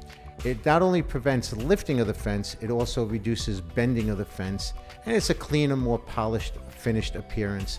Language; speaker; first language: English; native; English